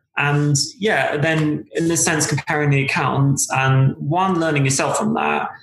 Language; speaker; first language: English; native; English